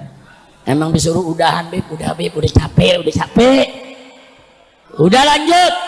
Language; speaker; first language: Indonesian; native; Indonesian